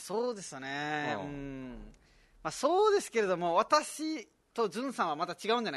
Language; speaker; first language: Japanese; non-native, fluent; Nepali